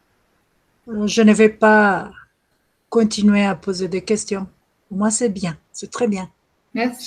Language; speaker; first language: French; non-native, fluent; Spanish